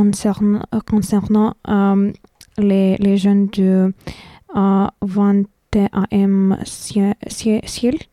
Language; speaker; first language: French; non-native, fluent; Lithuanian